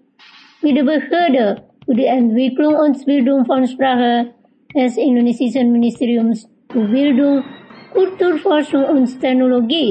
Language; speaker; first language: German; non-native, fluent; Indonesian